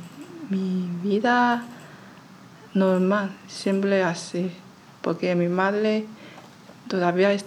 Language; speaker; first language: Spanish; non-native, learner; Chinese